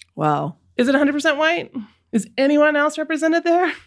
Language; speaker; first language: English; native; English